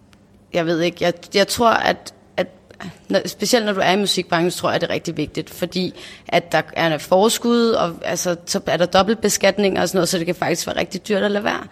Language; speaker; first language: Danish; native; Danish